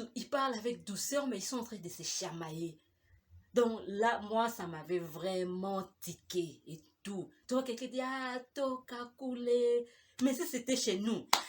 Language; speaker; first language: French; non-native, local second language; Lingala